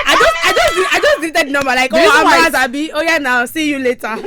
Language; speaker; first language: English; non-native, local second language; Yoruba